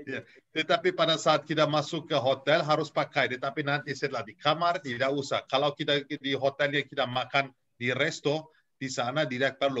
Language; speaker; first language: Indonesian; non-native, fluent; Turkish